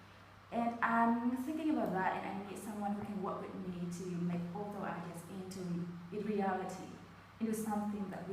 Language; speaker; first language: English; non-native, fluent; Vietnamese